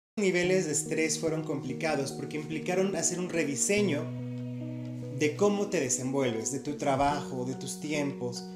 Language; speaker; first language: Spanish; native; Spanish